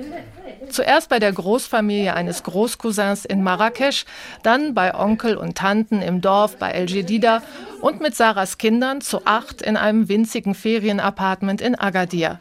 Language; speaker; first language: German; native; German